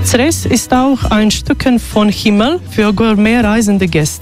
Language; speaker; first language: German; non-native, fluent; Croatian